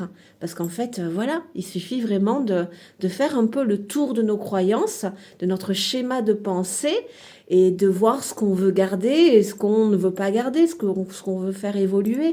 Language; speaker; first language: French; native; French